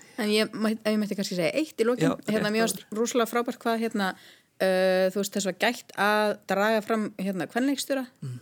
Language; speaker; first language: Icelandic; native; Icelandic